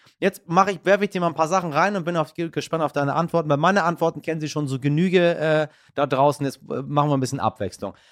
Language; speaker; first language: German; early bilingual, other home language; Persian